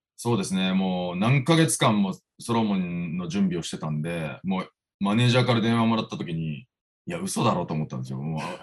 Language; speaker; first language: Japanese; native; Japanese